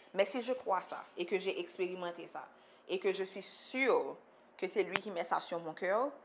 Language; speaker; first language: French; non-native, local second language; Haitian Creole